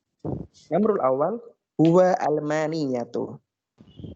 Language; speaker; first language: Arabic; non-native, fluent; Indonesian